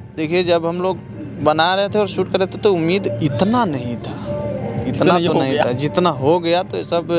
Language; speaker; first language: Hindi; native; Hindi